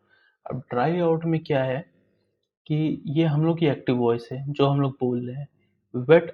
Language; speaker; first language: Hindi; native; Hindi